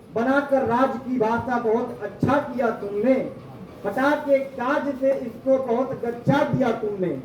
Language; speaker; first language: Hindi; native; Hindi